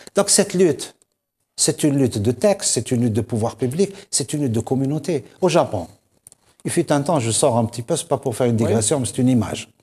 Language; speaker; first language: French; non-native, local second language; Kabyle